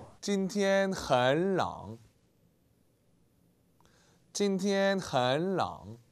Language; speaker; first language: Chinese; non-native, fluent; Korean